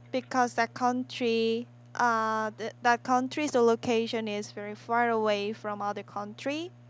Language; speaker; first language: English; non-native, learner; Korean